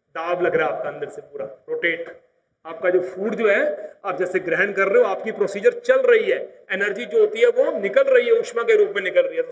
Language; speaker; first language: Hindi; native; Hindi